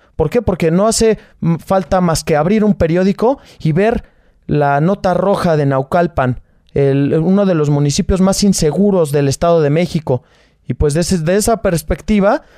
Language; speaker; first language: Spanish; native; Spanish